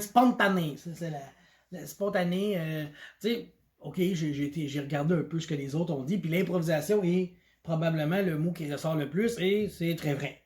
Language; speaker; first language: French; native; French